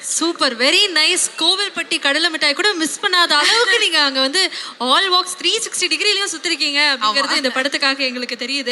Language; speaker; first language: Tamil; native; Tamil